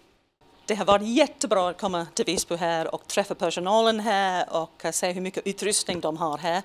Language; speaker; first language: Swedish; non-native, fluent; English